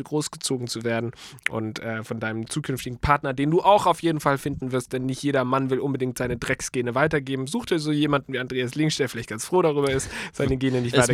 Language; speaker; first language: German; native; German